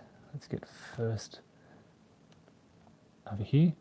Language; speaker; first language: English; native; English